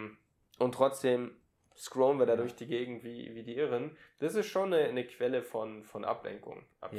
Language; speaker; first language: German; native; German